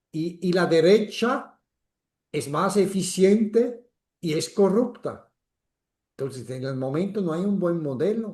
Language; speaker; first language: Spanish; non-native, fluent; German